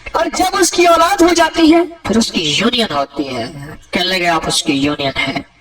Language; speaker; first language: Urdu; non-native, local second language; Punjabi